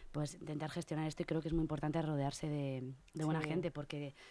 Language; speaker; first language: Spanish; native; Spanish